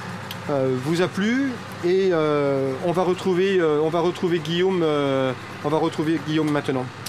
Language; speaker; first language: French; native; French